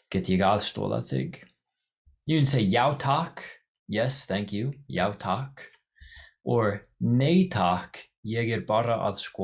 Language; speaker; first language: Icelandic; non-native, learner; English